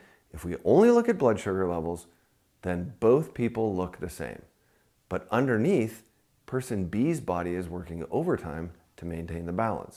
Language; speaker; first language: English; native; English